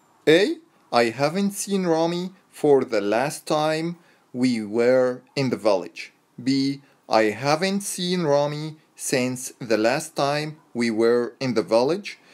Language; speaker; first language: English; non-native, fluent; Arabic